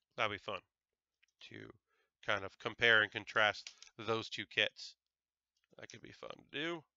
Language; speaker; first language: English; native; English